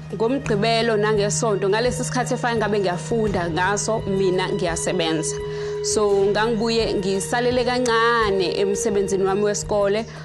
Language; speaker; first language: Zulu; native; Zulu